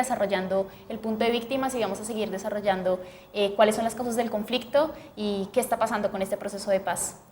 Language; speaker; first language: Spanish; native; Spanish